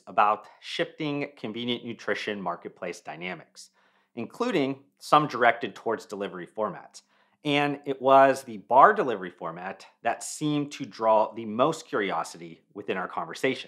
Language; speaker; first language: English; native; English